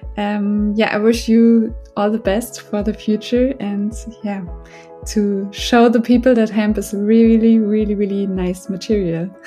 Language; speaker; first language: English; non-native, fluent; German